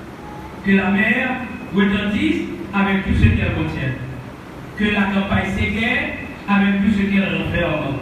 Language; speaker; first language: French; non-native, local second language; Haitian Creole